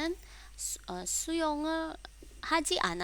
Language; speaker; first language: Korean; non-native, fluent; Indonesian